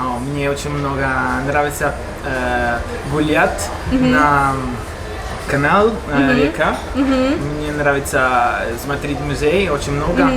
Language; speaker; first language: Russian; non-native, learner; Italian